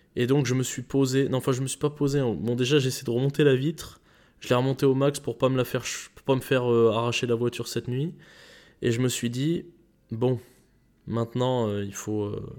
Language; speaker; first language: French; native; French